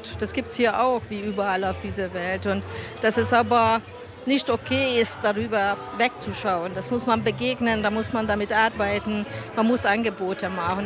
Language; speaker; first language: German; non-native, fluent; Hungarian